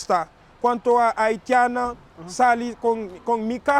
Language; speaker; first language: Spanish; non-native, learner; Haitian Creole